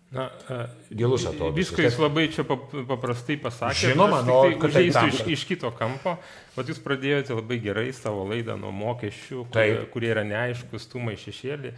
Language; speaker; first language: Lithuanian; non-native, fluent; Georgian